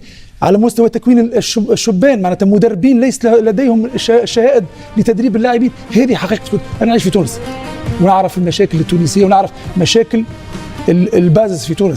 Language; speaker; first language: Arabic; native; Arabic